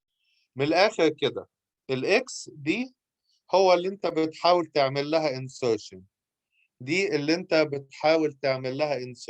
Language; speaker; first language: Arabic; native; Arabic